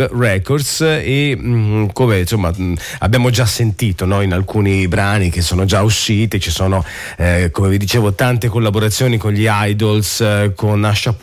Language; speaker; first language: Italian; native; Italian